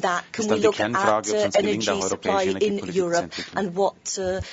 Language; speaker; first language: German; native; German